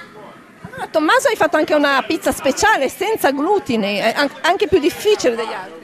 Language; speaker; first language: Italian; native; Italian